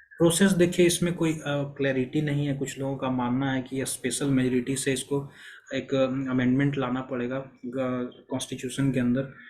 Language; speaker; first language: Hindi; native; Hindi